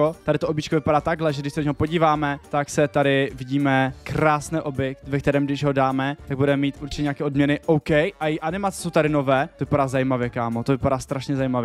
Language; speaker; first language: Czech; native; Czech